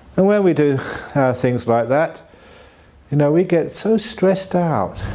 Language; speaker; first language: English; native; English